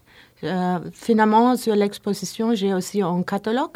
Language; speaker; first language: French; non-native, learner; Norwegian